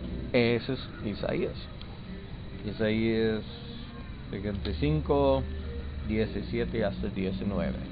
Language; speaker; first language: Spanish; non-native, learner; English